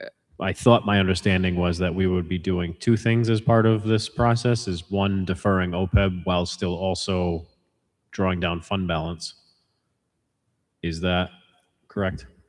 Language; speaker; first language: English; native; English